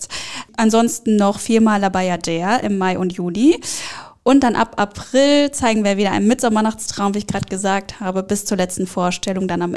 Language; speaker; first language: German; native; German